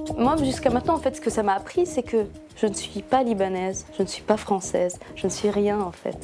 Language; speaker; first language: French; non-native, local second language; Arabic